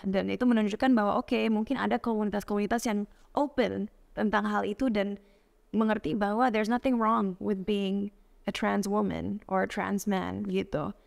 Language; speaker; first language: Indonesian; native; Indonesian